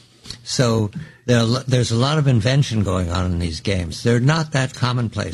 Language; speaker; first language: English; native; English